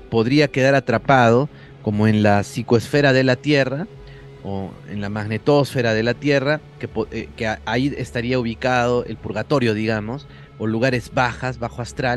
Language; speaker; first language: Spanish; native; Spanish